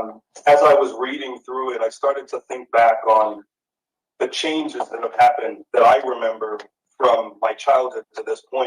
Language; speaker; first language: English; native; English